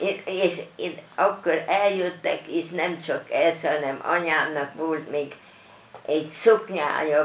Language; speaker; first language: Hungarian; non-native, local second language; German